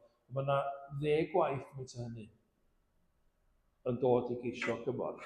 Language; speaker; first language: Welsh; native; Welsh